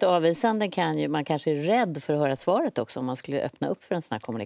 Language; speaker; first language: Swedish; native; Swedish